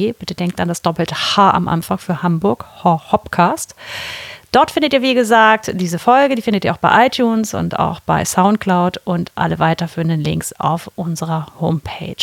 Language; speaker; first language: German; native; German